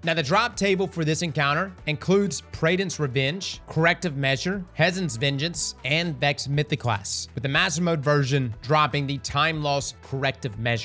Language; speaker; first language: English; native; English